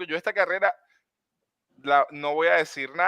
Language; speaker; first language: Spanish; native; Spanish